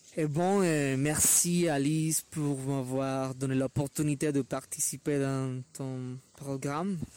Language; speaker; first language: French; non-native, learner; Spanish